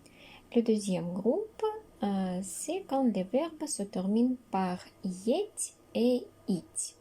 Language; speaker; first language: French; non-native, fluent; Russian